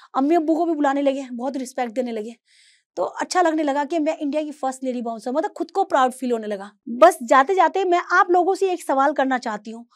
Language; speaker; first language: Hindi; native; Hindi